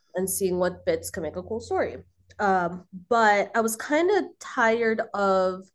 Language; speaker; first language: English; early bilingual, other home language; Filipino